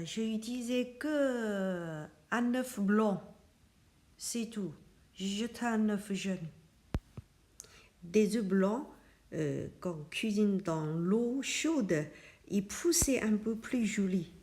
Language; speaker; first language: French; non-native, learner; Chinese